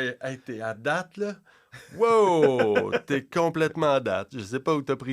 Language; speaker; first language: French; native; French